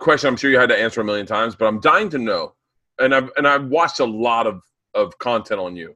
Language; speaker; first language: English; native; English